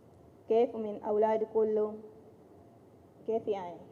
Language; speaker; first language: Arabic; non-native, learner; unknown